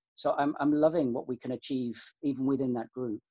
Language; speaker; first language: English; native; English